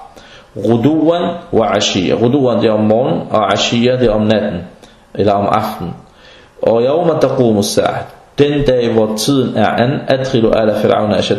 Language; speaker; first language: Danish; early bilingual, other home language; Arabic